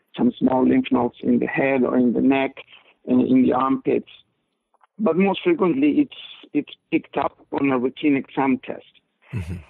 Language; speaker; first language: English; non-native, fluent; Spanish